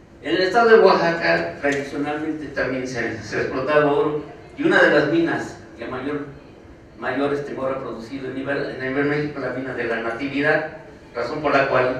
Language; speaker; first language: Spanish; native; Spanish